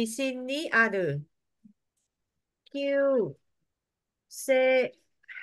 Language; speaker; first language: Japanese; non-native, learner; Vietnamese